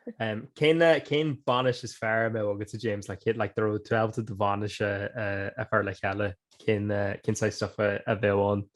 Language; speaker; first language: Irish; native; Irish